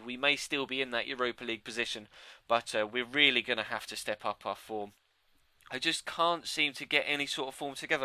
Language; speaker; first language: English; native; English